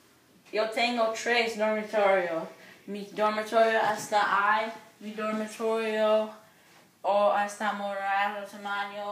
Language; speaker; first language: Spanish; non-native, learner; English